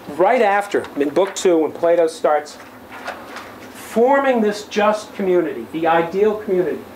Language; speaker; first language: English; native; English